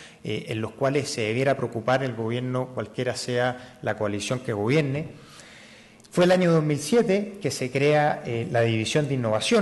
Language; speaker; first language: Spanish; native; Spanish